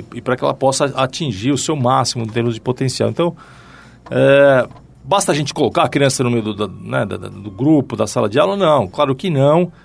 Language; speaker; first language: Portuguese; native; Portuguese